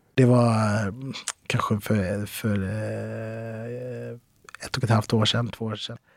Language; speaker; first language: Swedish; early bilingual, other home language; Arabic